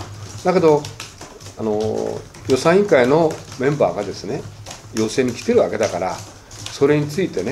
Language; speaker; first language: Japanese; native; Japanese